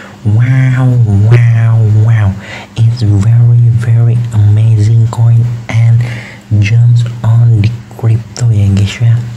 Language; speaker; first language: English; non-native, learner; Indonesian